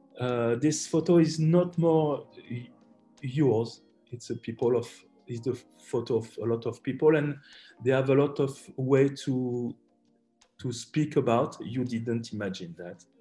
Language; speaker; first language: English; non-native, learner; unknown